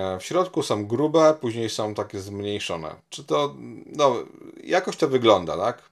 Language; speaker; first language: Polish; native; Polish